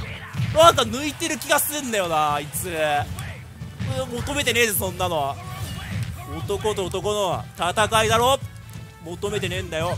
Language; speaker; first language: Japanese; native; Japanese